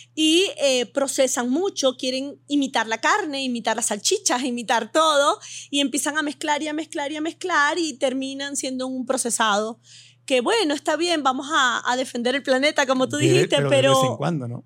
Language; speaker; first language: Spanish; native; Spanish